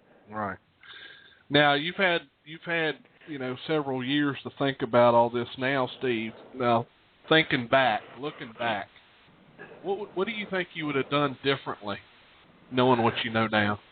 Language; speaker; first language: English; native; English